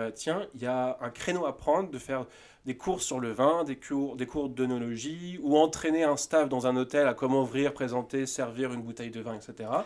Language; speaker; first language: French; native; French